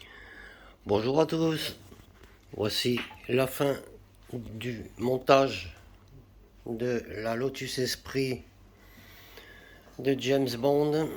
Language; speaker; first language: French; native; French